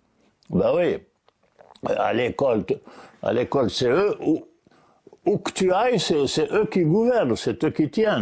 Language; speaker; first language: French; non-native, local second language; Arabic